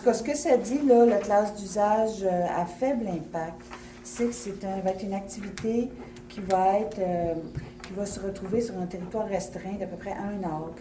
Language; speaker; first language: French; native; French